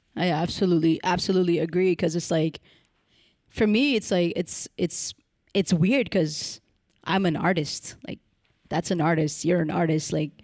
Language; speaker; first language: English; early bilingual, other home language; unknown